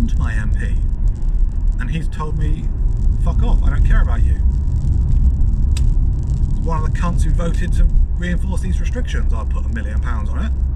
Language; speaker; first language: English; native; English